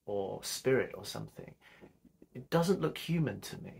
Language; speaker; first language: English; native; English